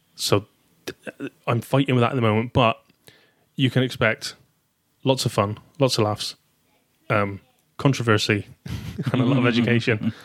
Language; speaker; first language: English; native; English